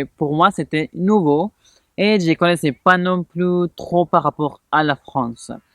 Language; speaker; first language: French; non-native, fluent; Spanish